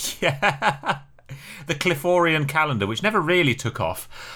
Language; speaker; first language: English; native; English